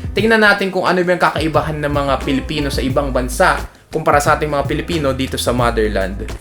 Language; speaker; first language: Filipino; native; Filipino